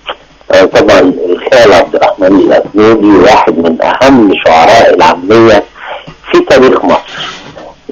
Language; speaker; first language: Arabic; native; Arabic